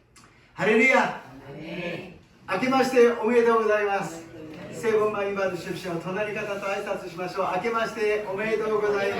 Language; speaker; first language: Japanese; non-native, fluent; Korean